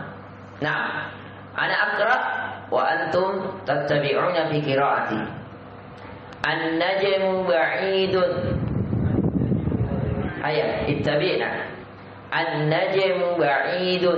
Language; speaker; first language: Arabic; non-native, fluent; Indonesian